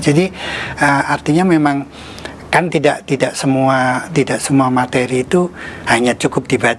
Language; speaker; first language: Indonesian; native; Indonesian